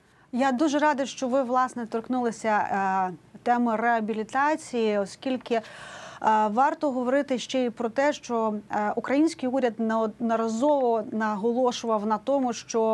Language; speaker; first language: Ukrainian; native; Ukrainian